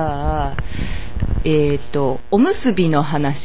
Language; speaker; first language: Japanese; native; Japanese